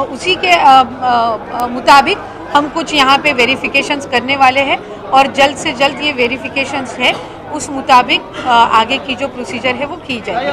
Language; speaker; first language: Hindi; non-native, local second language; Marathi